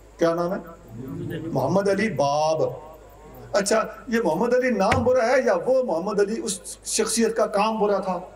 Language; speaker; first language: Urdu; non-native, local second language; Punjabi